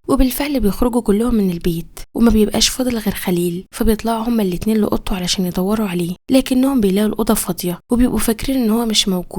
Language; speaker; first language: Arabic; native; Arabic